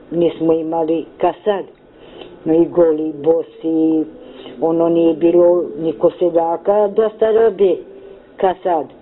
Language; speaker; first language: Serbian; non-native, local second language; Romany